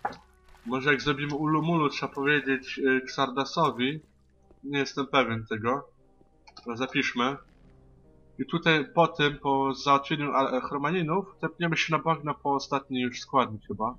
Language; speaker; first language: Polish; native; Polish